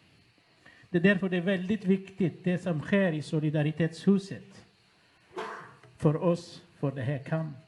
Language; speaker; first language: Swedish; non-native, fluent; Kurdish